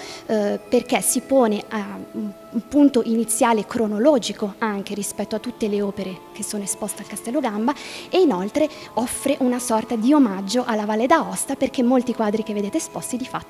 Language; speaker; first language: Italian; native; Italian